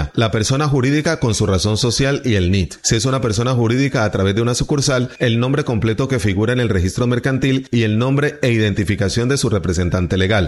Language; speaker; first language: Spanish; native; Spanish